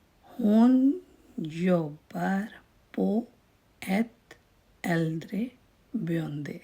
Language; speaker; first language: Swedish; non-native, fluent; Urdu